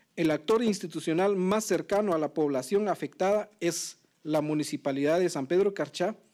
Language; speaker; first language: Spanish; non-native, local second language; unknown